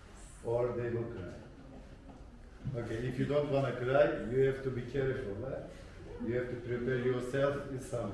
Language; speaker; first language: English; non-native, learner; Turkish